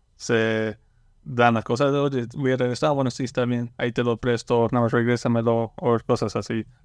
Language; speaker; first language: Spanish; early bilingual, heritage; Spanish